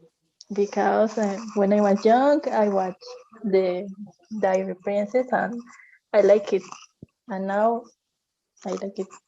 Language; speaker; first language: English; non-native, learner; Spanish